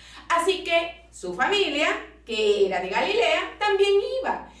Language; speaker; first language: Spanish; native; Spanish